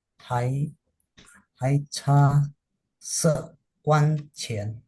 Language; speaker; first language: Chinese; non-native, learner; Indonesian